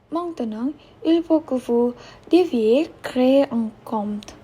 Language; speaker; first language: French; non-native, learner; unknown